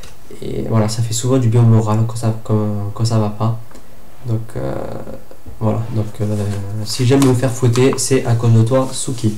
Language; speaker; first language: French; native; French